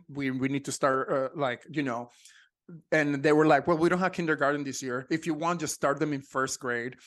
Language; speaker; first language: English; non-native, fluent; Spanish